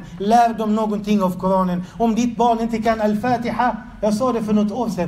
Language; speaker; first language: Swedish; non-native, fluent; Arabic